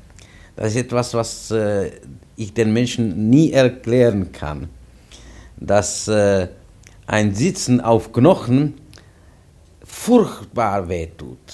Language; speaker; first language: German; non-native, fluent; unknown